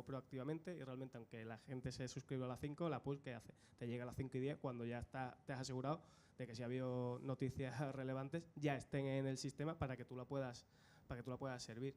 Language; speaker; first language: Spanish; native; Spanish